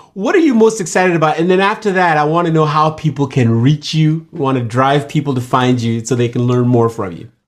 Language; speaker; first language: English; non-native, local second language; Yoruba